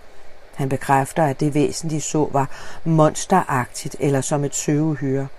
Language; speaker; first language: Danish; native; Danish